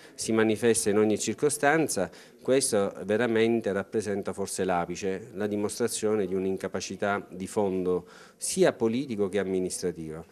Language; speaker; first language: Italian; native; Italian